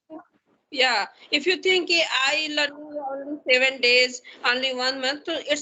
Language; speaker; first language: English; non-native, learner; Hindi